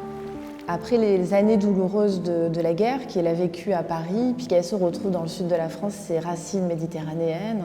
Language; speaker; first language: French; native; French